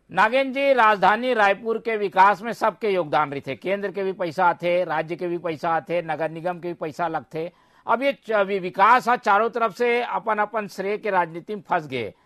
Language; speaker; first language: Hindi; native; Hindi